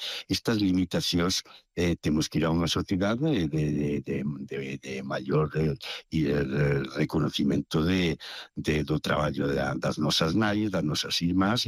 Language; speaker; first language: Galician; native; Galician